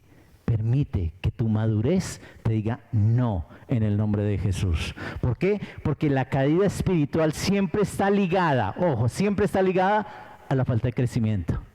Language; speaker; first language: Spanish; native; Spanish